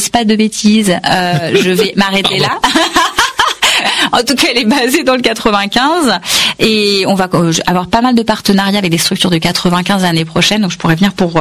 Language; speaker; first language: French; non-native, fluent; Kannada